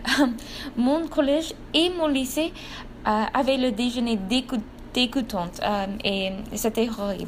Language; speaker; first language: French; non-native, learner; English